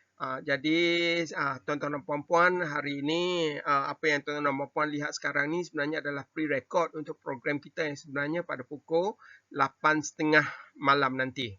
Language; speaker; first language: Malay; non-native, local second language; Chinese